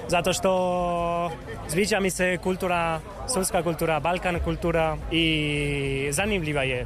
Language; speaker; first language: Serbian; non-native, learner; Spanish